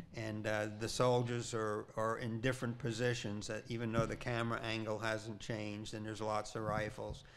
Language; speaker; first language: English; native; English